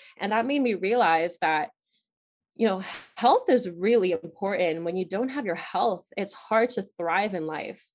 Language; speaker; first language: English; native; English